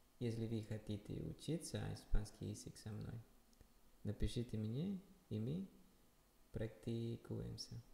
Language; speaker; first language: Russian; non-native, learner; Spanish